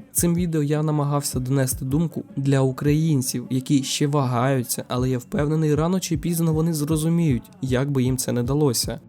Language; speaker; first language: Ukrainian; non-native, local second language; Russian